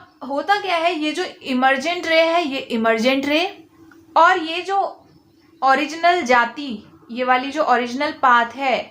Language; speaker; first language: Hindi; native; Hindi